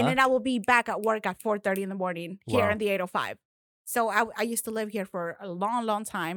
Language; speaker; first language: English; non-native, fluent; Spanish